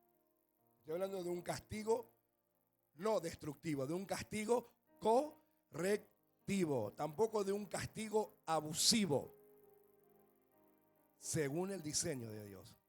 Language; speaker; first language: Spanish; native; Spanish